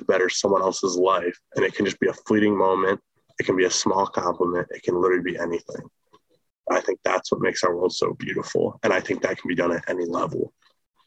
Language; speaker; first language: English; native; English